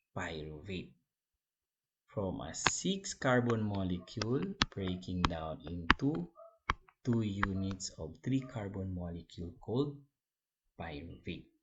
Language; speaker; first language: English; non-native, local second language; Filipino